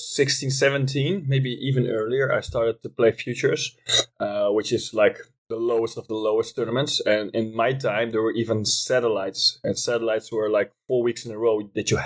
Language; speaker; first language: English; non-native, fluent; Dutch